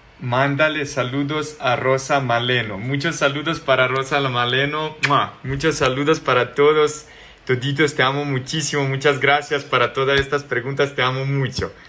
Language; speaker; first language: Spanish; non-native, learner; Serbian